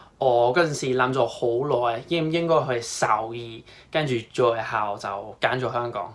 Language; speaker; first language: Cantonese; non-native, fluent; English